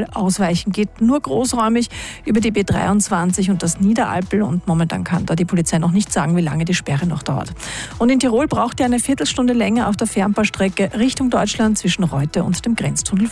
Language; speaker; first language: German; native; German